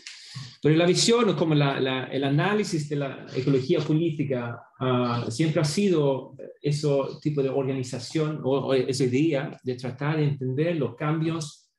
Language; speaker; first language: Spanish; non-native, fluent; Swedish